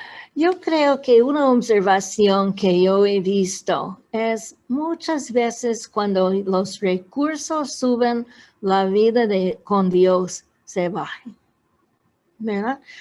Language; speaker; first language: Spanish; non-native, fluent; English